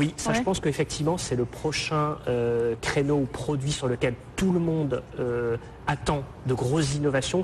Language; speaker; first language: French; native; French